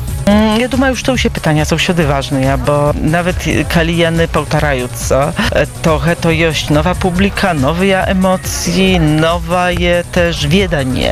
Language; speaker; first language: Polish; non-native, local second language; Belarusian